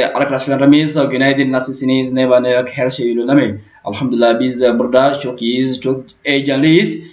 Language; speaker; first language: Turkish; non-native, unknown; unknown